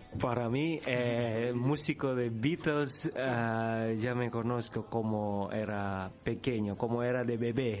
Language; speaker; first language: Spanish; non-native, learner; Indonesian